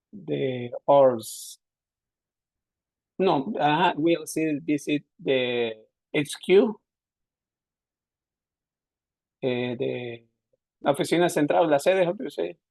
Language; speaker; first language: English; non-native, learner; Spanish